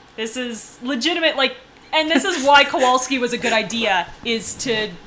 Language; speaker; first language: English; native; English